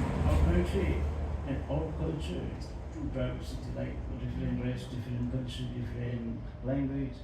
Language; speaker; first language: English; non-native, learner; Nepali